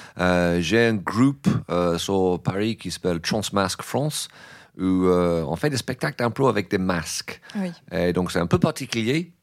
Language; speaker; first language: French; non-native, fluent; English